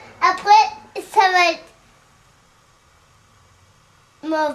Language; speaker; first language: French; early bilingual, heritage; French